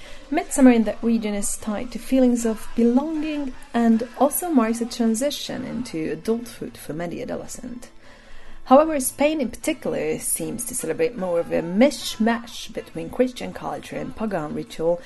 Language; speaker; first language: English; non-native, fluent; Hungarian